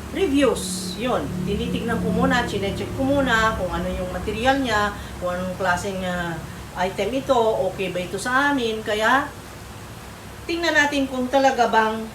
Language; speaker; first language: Filipino; non-native, local second language; Cebuano